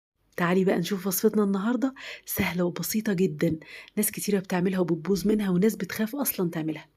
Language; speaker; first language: Arabic; native; Arabic